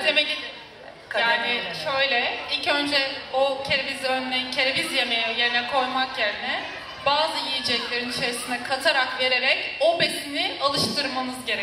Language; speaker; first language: Turkish; native; Turkish